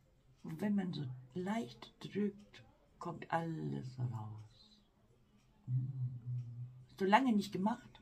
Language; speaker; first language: German; non-native, fluent; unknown